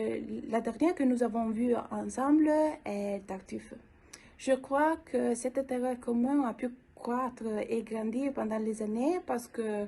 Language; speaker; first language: French; non-native, local second language; Italian